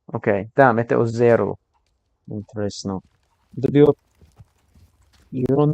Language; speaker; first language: Russian; non-native, learner; English